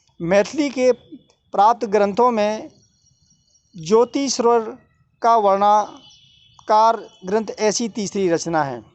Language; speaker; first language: Hindi; native; Hindi